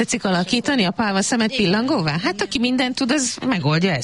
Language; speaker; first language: Hungarian; native; Hungarian